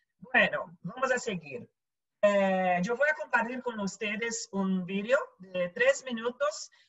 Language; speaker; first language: Spanish; non-native, local second language; Portuguese